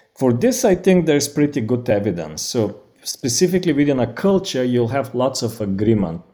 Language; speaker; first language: English; non-native, fluent; Bulgarian